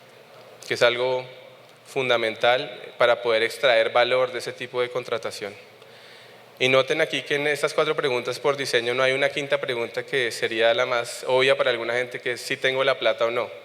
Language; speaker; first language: Spanish; native; Spanish